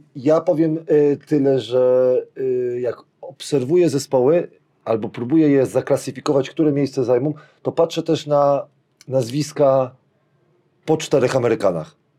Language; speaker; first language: Polish; native; Polish